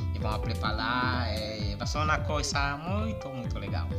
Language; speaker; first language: Portuguese; non-native, learner; Haitian Creole